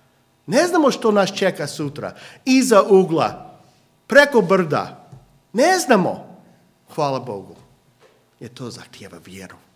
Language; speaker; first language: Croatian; non-native, fluent; English